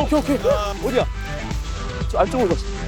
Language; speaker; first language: Korean; native; Korean